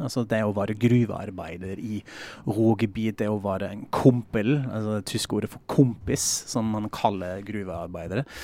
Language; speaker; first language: Norwegian; non-native, fluent; German